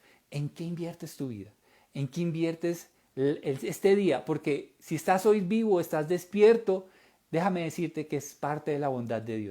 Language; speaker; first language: Spanish; native; Spanish